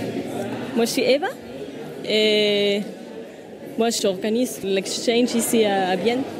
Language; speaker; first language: French; non-native, fluent; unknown